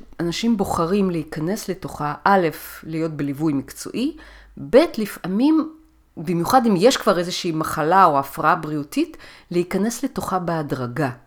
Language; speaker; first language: Hebrew; early bilingual, other home language; Russian